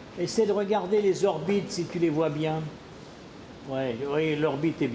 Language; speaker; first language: French; native; French